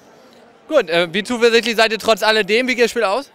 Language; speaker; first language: German; native; German